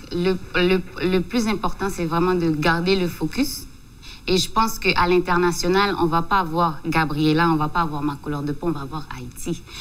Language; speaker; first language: French; non-native, local second language; Haitian Creole